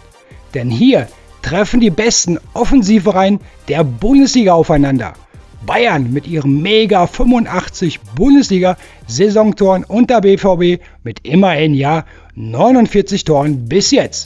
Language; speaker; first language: German; native; German